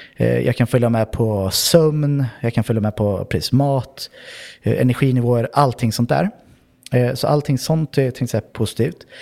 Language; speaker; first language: Swedish; native; Swedish